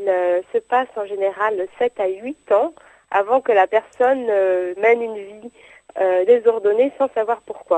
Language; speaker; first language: French; native; French